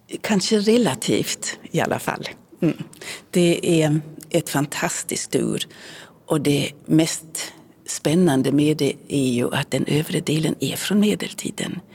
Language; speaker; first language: Swedish; early bilingual, heritage; Swedish